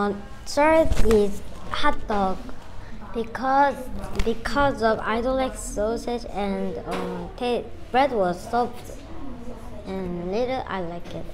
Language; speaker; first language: English; non-native, learner; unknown